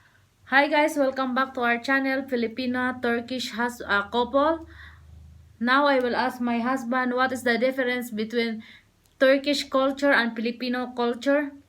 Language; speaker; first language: English; non-native, learner; Filipino